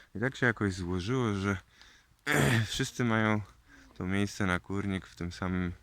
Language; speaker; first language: Polish; native; Polish